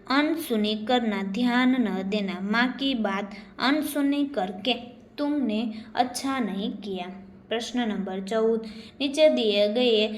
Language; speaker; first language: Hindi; non-native, local second language; Gujarati